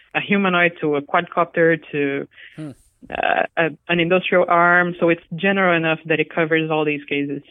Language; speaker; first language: English; non-native, fluent; Portuguese